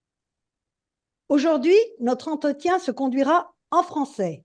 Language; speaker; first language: French; native; French